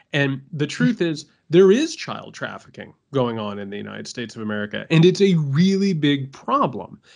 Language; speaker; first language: English; native; English